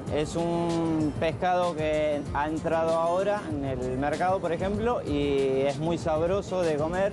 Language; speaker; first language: Spanish; native; Spanish